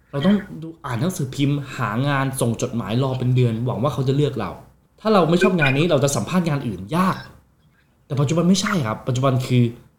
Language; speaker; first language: Thai; non-native, fluent; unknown